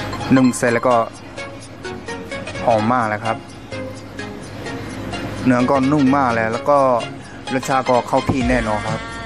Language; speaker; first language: Thai; non-native, fluent; Burmese